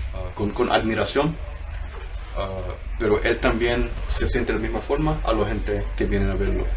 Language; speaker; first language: Spanish; early bilingual, heritage; Spanish